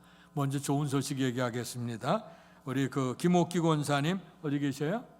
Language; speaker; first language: Korean; native; Korean